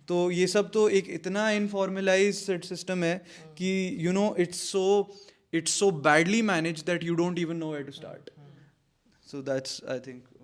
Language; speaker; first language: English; non-native, local second language; Hindi